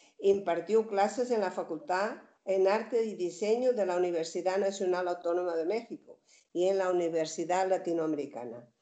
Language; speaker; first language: Spanish; native; Spanish